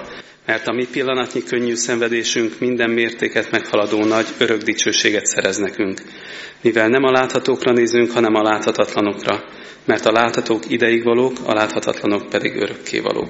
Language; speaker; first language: Hungarian; native; Hungarian